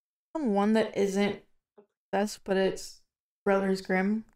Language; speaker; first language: English; native; English